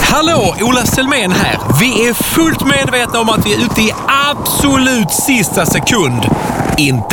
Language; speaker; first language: Swedish; native; Swedish